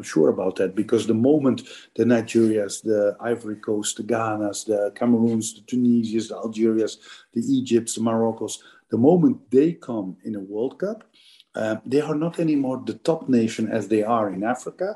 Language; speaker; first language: English; non-native, fluent; Dutch